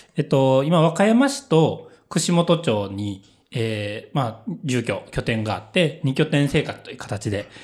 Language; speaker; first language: Japanese; native; Japanese